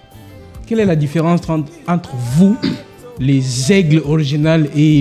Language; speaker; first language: French; non-native, local second language; Lingala